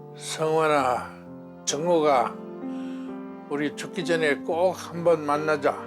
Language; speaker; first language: Korean; native; Korean